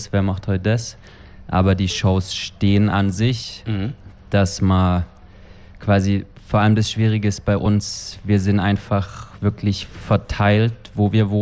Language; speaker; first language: German; native; German